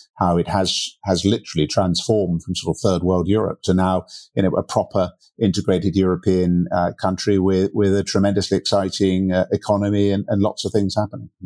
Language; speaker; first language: English; native; English